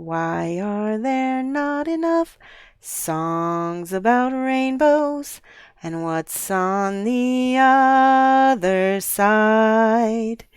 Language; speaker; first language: English; native; English